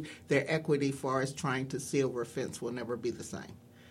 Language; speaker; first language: English; native; English